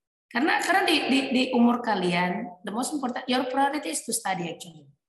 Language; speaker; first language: English; non-native, fluent; Indonesian